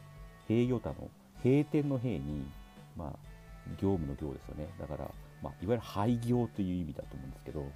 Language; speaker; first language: Japanese; native; Japanese